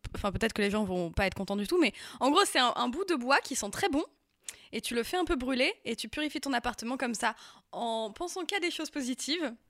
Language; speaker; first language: French; native; French